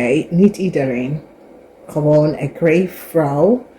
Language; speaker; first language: Dutch; non-native, fluent; English